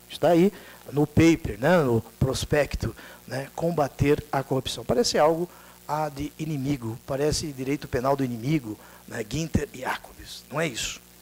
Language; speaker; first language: Portuguese; native; Portuguese